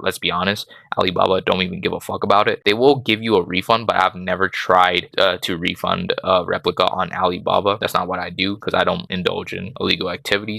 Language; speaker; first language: English; native; English